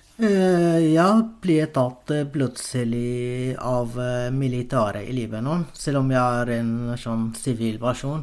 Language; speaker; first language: Norwegian; non-native, fluent; Arabic